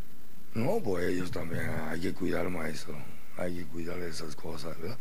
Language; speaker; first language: Spanish; non-native, learner; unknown